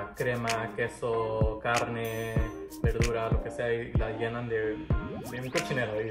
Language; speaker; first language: Spanish; early bilingual, heritage; Spanish